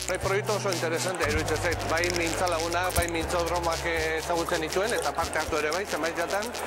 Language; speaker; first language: Basque; native; Basque